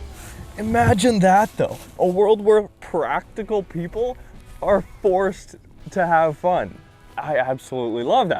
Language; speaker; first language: English; native; English